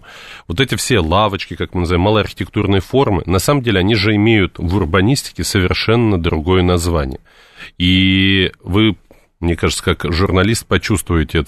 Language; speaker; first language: Russian; native; Russian